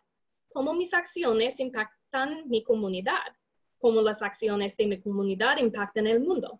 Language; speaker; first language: Spanish; non-native, fluent; English